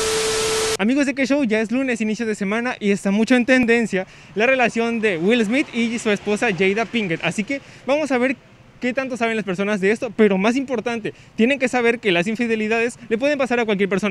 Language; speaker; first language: Spanish; native; Spanish